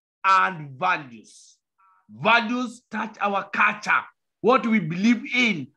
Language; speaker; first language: English; non-native, local second language; Kamba